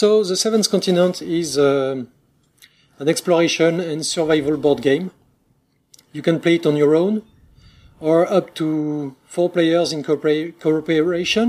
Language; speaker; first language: English; non-native, fluent; French